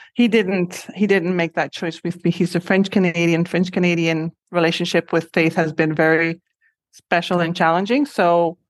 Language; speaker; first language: English; non-native, fluent; Spanish